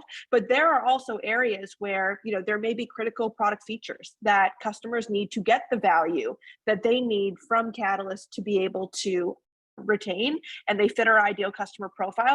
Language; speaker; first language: English; native; English